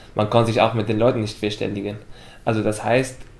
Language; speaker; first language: German; non-native, fluent; Arabic